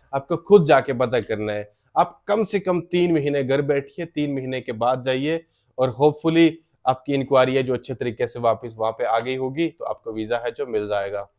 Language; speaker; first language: Hindi; native; Hindi